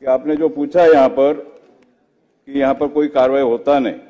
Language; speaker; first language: Hindi; non-native, local second language; Marathi